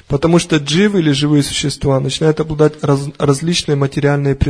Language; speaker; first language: Russian; native; Russian